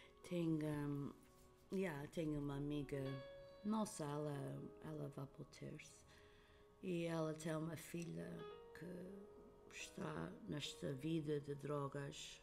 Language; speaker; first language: Portuguese; early bilingual, heritage; Portuguese